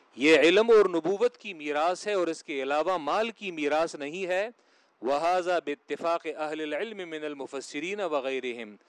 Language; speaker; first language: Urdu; non-native, local second language; Pashto